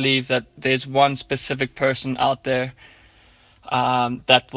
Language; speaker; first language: English; native; English